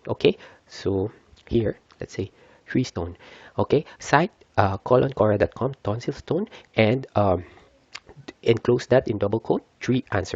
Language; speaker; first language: English; non-native, fluent; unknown